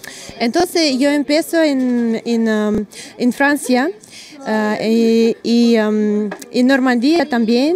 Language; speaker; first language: Spanish; non-native, learner; Russian